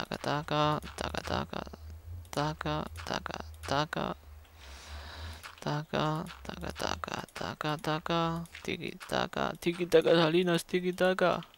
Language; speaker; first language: Spanish; native; Spanish